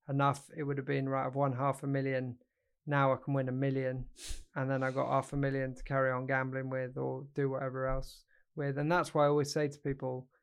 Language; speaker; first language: English; native; English